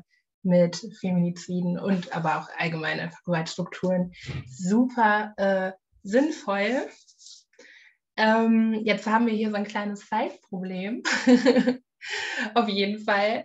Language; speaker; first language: German; native; German